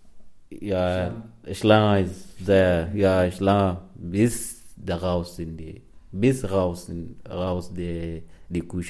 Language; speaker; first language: German; non-native, learner; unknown